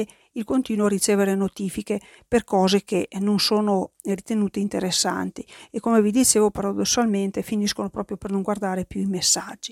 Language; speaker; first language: Italian; native; Italian